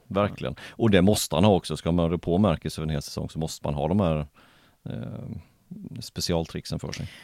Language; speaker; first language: Swedish; native; Swedish